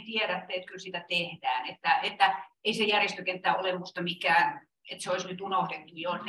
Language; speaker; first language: Finnish; native; Finnish